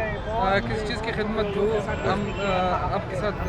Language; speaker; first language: Hindi; non-native, fluent; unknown